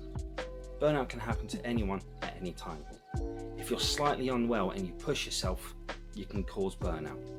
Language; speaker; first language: English; native; English